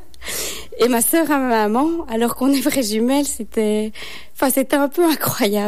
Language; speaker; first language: French; native; French